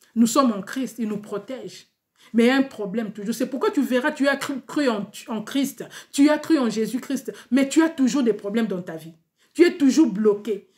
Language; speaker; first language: French; non-native, local second language; Lingala